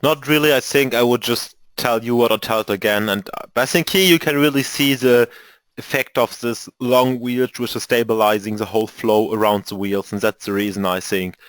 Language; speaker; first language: English; non-native, fluent; German